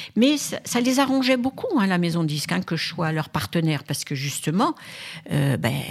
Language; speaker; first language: French; native; French